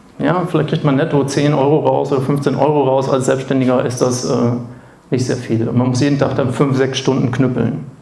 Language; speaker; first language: German; native; German